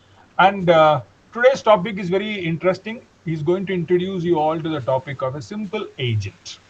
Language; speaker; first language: English; non-native, local second language; Tamil